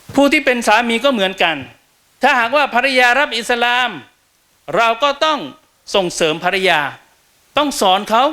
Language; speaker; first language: Thai; native; Thai